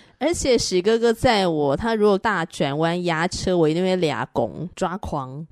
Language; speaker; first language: Chinese; native; Chinese